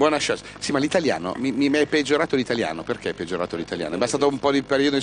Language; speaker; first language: Italian; native; Italian